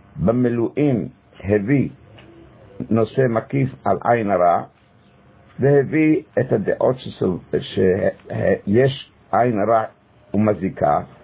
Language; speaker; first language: Hebrew; early bilingual, other home language; Arabic